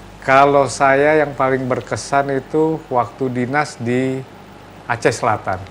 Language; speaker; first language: Indonesian; native; Indonesian